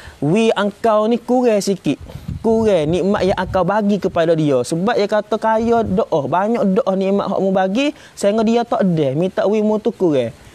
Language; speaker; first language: Malay; native; Malay